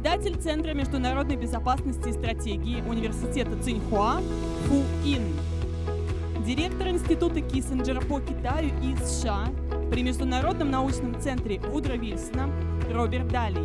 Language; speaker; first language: Russian; native; Russian